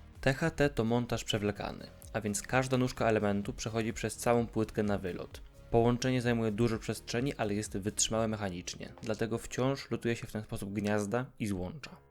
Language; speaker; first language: Polish; native; Polish